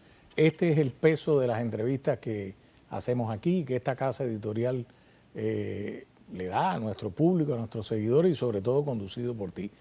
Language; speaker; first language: Spanish; native; Spanish